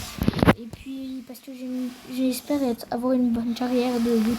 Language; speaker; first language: French; native; French